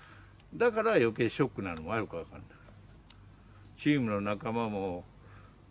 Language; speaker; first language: Japanese; native; Japanese